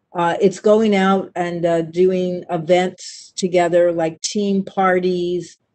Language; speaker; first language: English; native; English